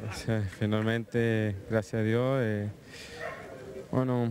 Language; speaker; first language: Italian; non-native, fluent; Spanish